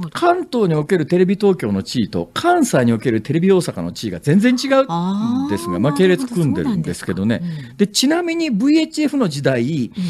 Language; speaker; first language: Japanese; native; Japanese